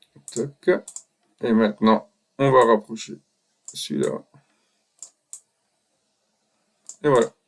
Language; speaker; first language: French; native; French